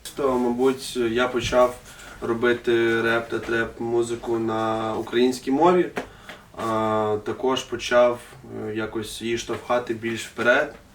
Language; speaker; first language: Ukrainian; non-native, local second language; Russian